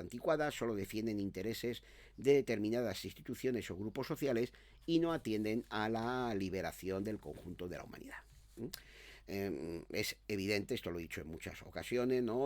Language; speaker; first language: Spanish; native; Spanish